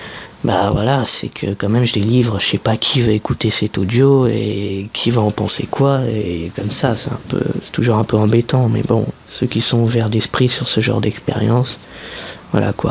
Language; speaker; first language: French; native; French